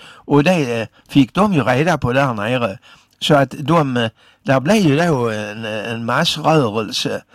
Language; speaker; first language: Swedish; native; Swedish